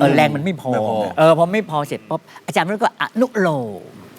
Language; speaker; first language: Thai; native; Thai